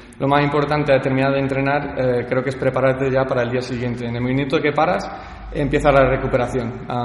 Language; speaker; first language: Spanish; early bilingual, heritage; Spanish